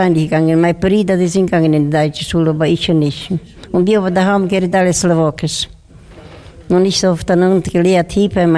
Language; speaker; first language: German; non-native, fluent; Slovak